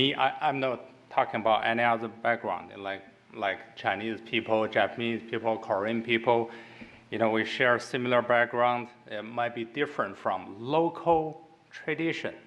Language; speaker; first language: English; non-native, fluent; Chinese